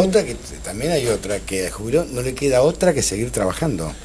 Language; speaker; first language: Spanish; native; Spanish